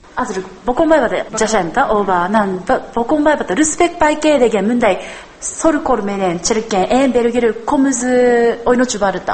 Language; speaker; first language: Kyrgyz; non-native, learner; Japanese